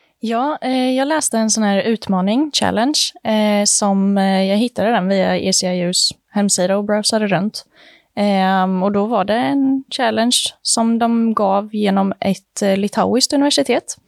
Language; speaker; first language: Swedish; native; Swedish